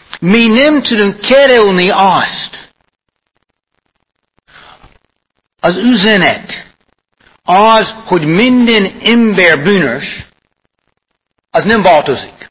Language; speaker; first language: Hungarian; non-native, fluent; English